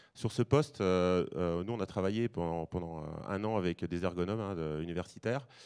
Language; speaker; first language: French; native; French